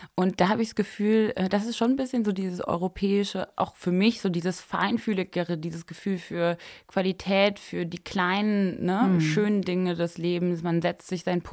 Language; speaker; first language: German; native; German